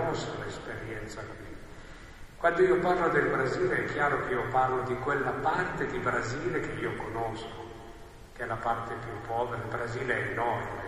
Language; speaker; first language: Italian; native; Italian